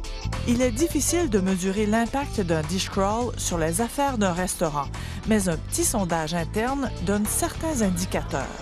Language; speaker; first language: French; native; French